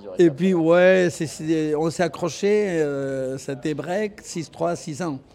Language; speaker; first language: French; non-native, fluent; Spanish